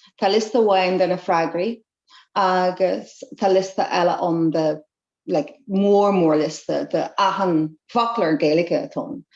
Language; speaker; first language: Irish; non-native, local second language; English